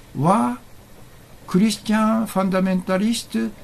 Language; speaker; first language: English; non-native, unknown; Japanese